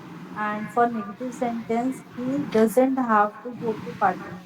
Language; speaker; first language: English; non-native, learner; Hindi